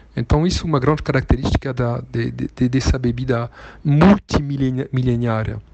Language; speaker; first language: Portuguese; non-native, fluent; French